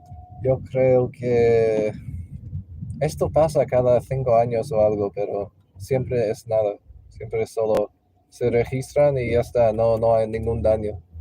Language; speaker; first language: Spanish; non-native, learner; English